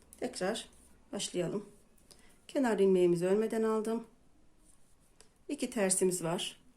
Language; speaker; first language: Turkish; native; Turkish